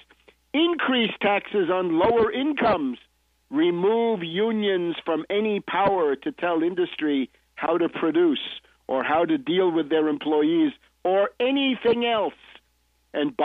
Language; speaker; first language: English; native; English